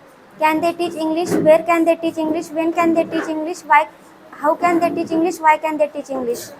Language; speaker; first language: English; non-native, learner; Marathi